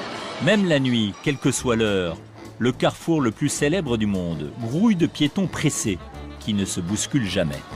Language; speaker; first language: French; native; French